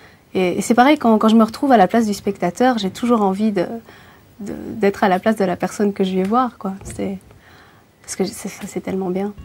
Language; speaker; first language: French; early bilingual, other home language; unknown